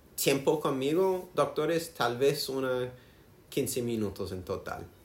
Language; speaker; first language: Spanish; non-native, learner; English